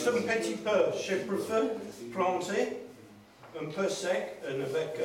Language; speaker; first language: French; non-native, learner; English